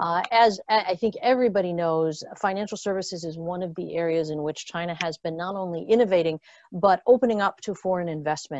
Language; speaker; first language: English; native; English